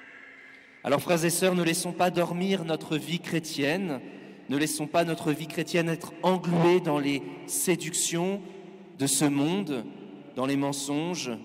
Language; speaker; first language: French; native; French